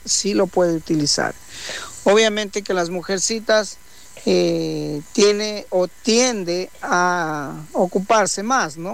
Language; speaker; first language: Spanish; native; Spanish